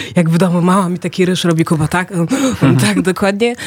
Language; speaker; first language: Polish; early bilingual, heritage; Polish